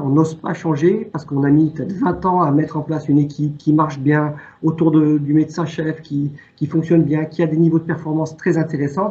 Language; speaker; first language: French; native; French